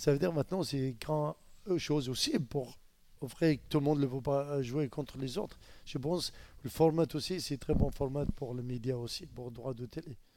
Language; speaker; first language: French; non-native, learner; Arabic